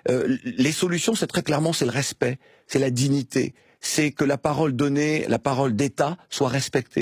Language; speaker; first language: French; native; French